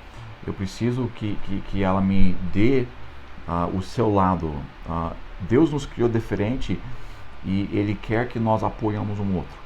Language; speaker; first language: Portuguese; non-native, fluent; English